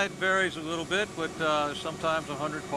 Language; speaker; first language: English; native; English